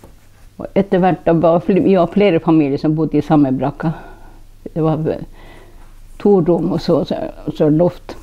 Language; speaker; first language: Norwegian; non-native, local second language; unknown